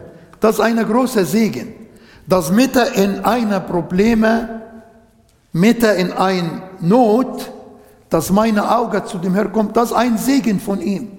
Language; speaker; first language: German; non-native, fluent; Arabic